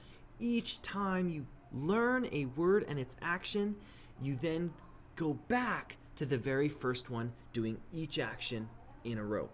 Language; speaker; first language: English; native; English